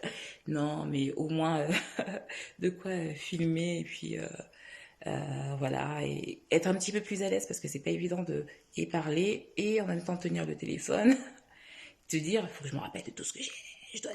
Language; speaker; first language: French; native; French